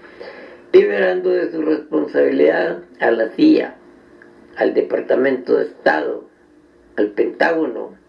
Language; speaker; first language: Spanish; native; Spanish